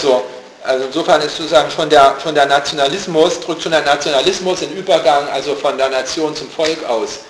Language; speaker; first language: German; native; German